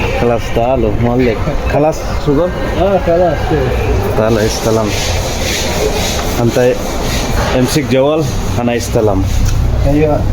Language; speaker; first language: Arabic; non-native, learner; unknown